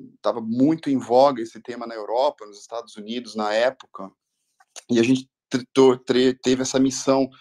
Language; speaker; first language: Portuguese; native; Portuguese